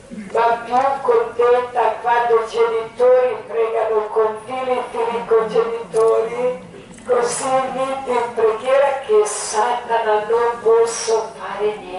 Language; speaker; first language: Italian; non-native, learner; Croatian